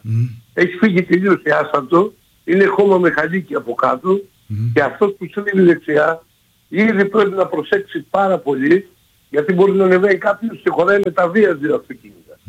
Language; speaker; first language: Greek; native; Greek